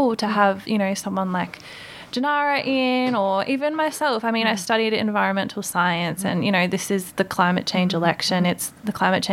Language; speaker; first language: English; native; English